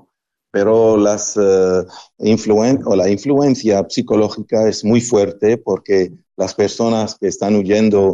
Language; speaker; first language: Spanish; non-native, fluent; Arabic